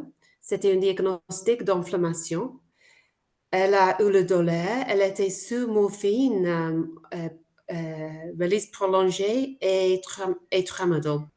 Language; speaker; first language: French; non-native, fluent; English